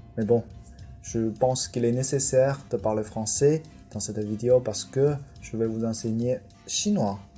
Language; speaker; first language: French; non-native, fluent; Chinese